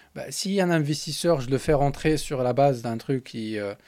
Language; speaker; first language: French; non-native, local second language; Tachelhit